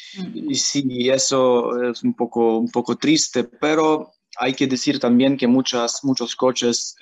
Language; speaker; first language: Spanish; non-native, learner; Ukrainian